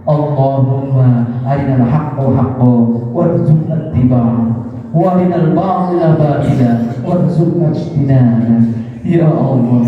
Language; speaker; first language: Indonesian; native; Indonesian